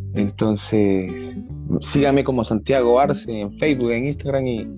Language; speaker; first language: Spanish; native; Spanish